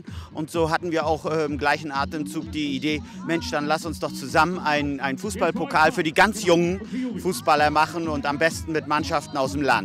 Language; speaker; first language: German; native; German